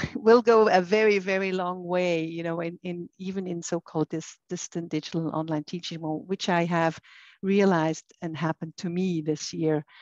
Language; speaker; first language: English; non-native, fluent; German